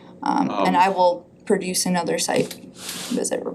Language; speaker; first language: English; native; English